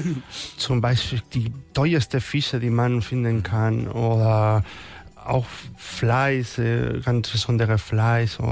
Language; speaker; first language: German; non-native, fluent; Spanish